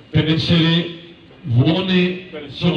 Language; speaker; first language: Italian; non-native, fluent; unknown